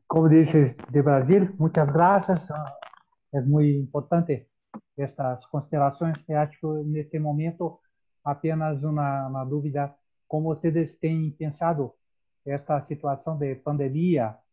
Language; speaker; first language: Spanish; non-native, fluent; Portuguese